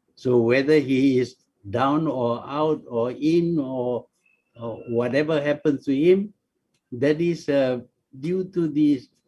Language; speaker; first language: English; non-native, local second language; Malay